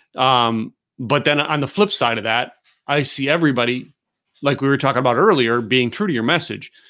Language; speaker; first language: English; native; English